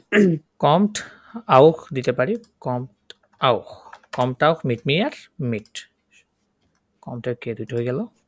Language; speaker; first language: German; non-native, fluent; Bangla